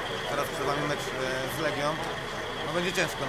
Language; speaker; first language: Polish; native; Polish